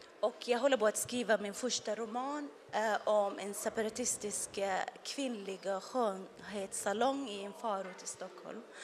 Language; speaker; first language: Swedish; non-native, fluent; Arabic